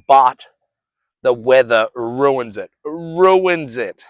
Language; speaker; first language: English; native; English